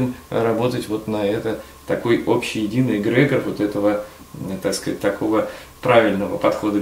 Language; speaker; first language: Russian; native; Russian